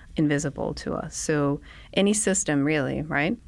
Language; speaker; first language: English; non-native, fluent; Danish